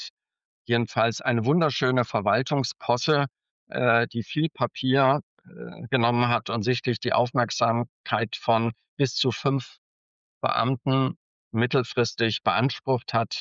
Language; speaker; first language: German; native; German